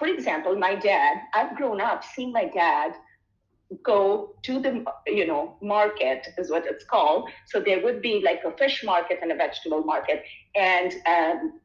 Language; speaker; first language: English; non-native, local second language; Bangla